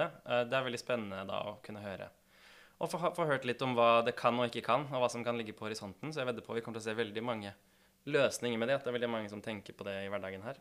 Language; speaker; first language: Norwegian; native; Norwegian